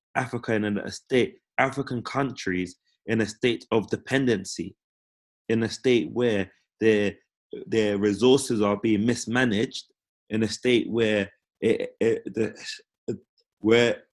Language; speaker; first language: English; native; English